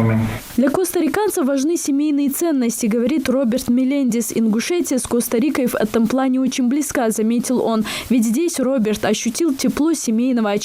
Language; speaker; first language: Russian; native; Russian